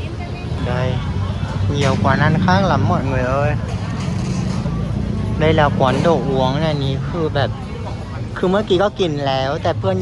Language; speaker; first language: Thai; non-native, fluent; Vietnamese